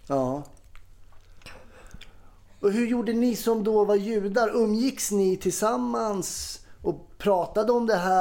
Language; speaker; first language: Swedish; native; Swedish